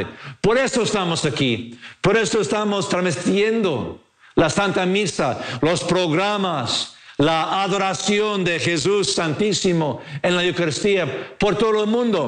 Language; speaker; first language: Spanish; non-native, fluent; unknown